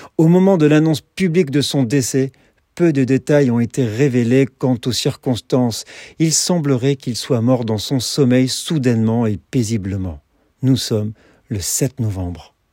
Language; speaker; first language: French; native; French